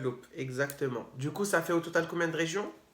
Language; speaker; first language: French; native; French